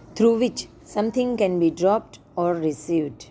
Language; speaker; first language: English; non-native, local second language; Gujarati